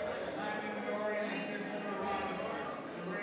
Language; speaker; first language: English; native; English